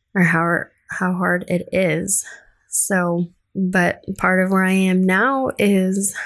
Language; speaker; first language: English; early bilingual, other home language; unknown